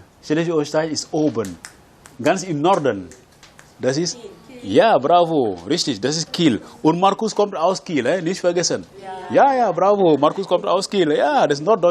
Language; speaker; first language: German; non-native, fluent; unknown